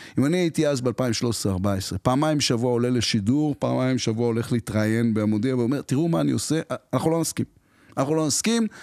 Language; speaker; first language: Hebrew; native; Hebrew